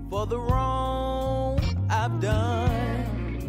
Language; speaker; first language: English; native; English